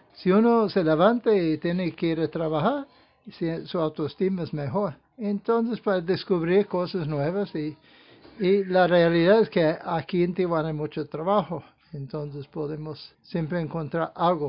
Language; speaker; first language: Spanish; non-native, fluent; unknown